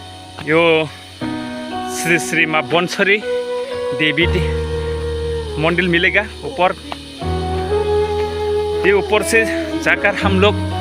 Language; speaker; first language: Hindi; non-native, local second language; Kok Borok